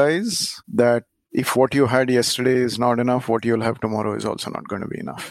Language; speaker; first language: English; non-native, local second language; Marathi